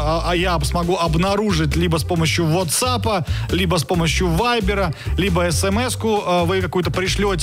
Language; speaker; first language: Russian; native; Russian